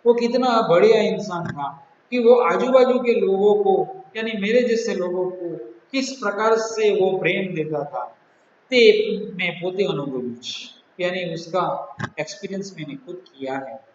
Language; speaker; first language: Hindi; non-native, local second language; Gujarati